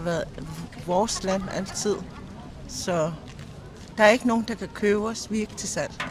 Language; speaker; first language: Danish; non-native, local second language; Kalaallisut